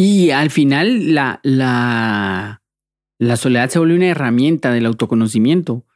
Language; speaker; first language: Spanish; native; Spanish